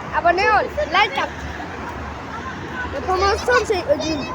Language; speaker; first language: Turkish; early bilingual, heritage; Turkish